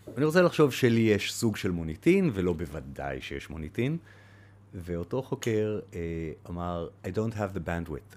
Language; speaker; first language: Hebrew; native; Hebrew